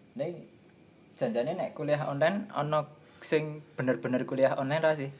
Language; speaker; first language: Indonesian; non-native, local second language; Javanese